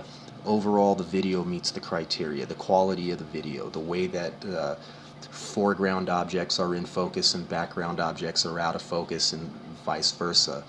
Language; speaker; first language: English; native; English